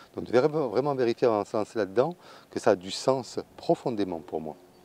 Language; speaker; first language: French; native; French